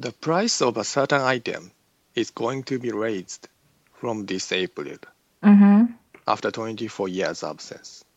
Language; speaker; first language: English; non-native, learner; Japanese